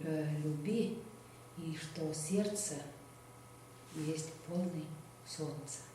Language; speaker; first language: Russian; non-native, learner; Estonian